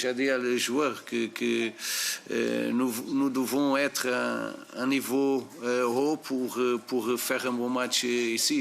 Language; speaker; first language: French; non-native, fluent; Portuguese